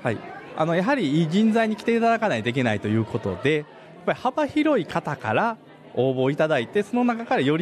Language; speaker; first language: Japanese; native; Japanese